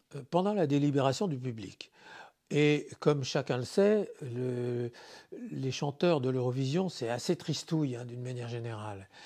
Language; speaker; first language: French; native; French